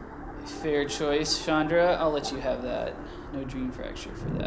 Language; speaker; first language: English; native; English